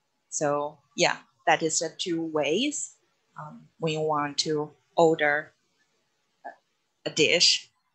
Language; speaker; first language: English; non-native, fluent; Chinese